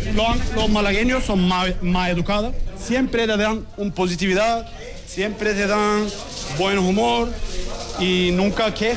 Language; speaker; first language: Spanish; non-native, learner; Turkish